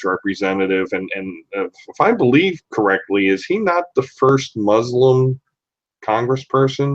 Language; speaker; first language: English; native; English